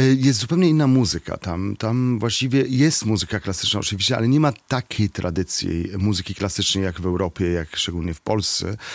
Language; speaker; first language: Polish; non-native, fluent; Arabic